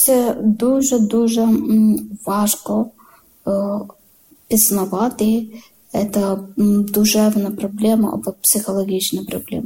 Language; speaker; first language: Ukrainian; non-native, learner; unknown